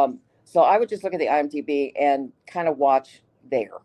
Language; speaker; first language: English; native; English